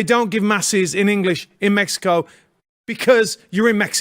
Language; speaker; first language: English; native; English